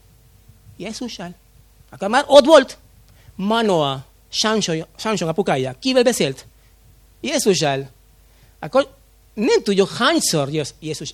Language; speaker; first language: Hungarian; non-native, fluent; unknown